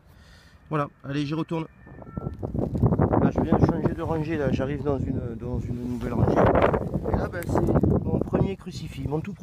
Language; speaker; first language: French; native; French